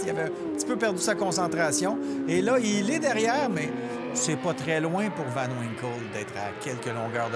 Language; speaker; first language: French; native; French